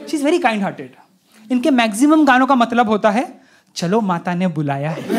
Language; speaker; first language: Hindi; non-native, local second language; Gujarati